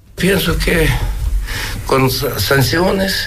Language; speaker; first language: Spanish; non-native, learner; Ukrainian